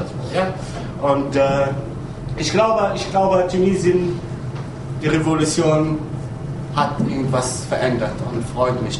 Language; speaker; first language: German; non-native, fluent; Arabic